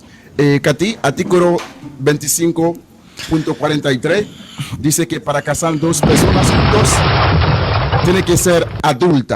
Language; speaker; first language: Spanish; non-native, learner; Haitian Creole